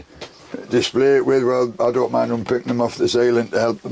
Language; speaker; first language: English; native; English